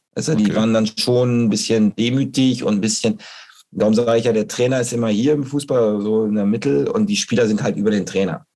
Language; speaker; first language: German; native; German